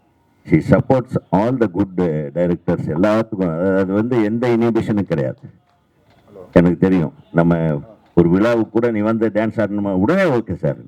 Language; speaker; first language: Tamil; native; Tamil